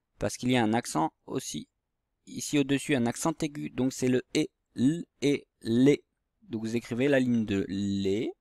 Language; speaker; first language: French; native; French